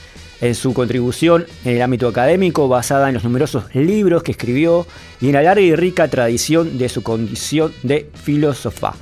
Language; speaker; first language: Spanish; native; Spanish